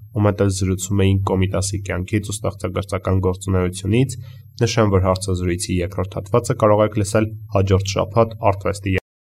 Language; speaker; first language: Armenian; native; Armenian